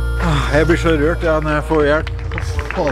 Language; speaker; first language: Norwegian; native; Norwegian